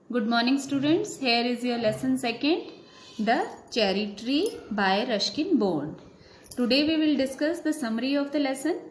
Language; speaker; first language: English; non-native, local second language; Hindi